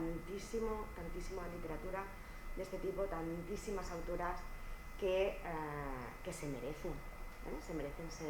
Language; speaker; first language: Spanish; native; Spanish